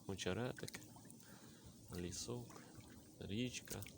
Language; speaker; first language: Ukrainian; native; Ukrainian